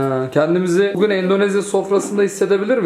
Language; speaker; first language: Turkish; native; Turkish